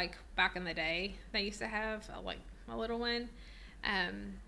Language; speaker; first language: English; native; English